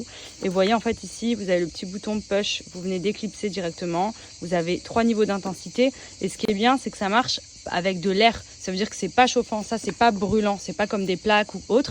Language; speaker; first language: French; native; French